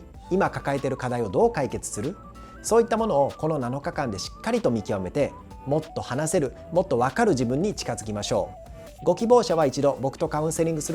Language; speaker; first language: Japanese; native; Japanese